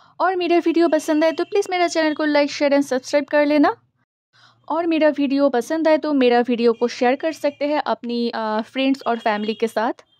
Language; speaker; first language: Hindi; non-native, local second language; Bangla